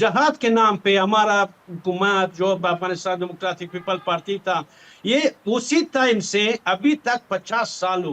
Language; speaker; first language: Hindi; non-native, fluent; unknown